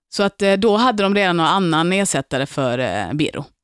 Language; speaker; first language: Swedish; native; Swedish